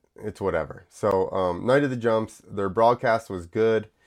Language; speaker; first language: English; early bilingual, other home language; Italian